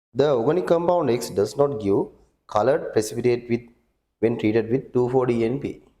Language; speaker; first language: English; non-native, local second language; Sinhala